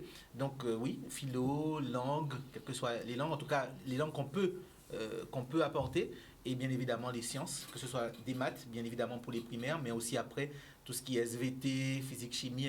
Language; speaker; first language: French; native; French